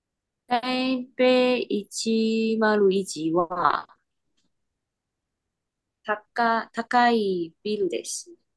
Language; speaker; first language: Japanese; non-native, learner; Chinese